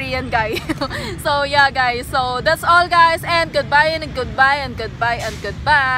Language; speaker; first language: English; non-native, local second language; Filipino